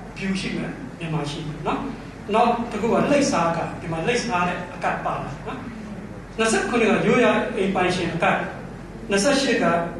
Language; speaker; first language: Burmese; non-native, local second language; Mon